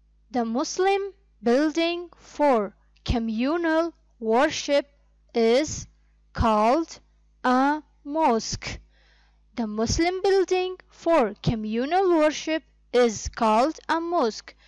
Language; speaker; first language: English; non-native, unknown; Persian